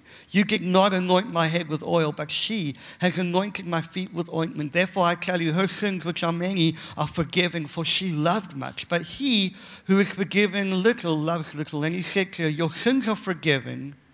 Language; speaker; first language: English; native; English